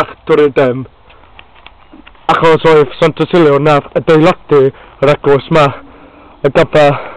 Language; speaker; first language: Welsh; non-native, learner; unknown